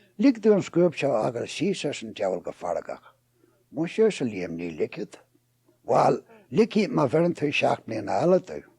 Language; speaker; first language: Irish; native; Irish